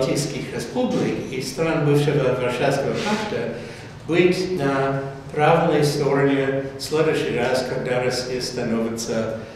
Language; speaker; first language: Russian; non-native, fluent; English